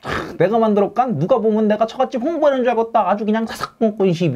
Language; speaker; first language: Korean; native; Korean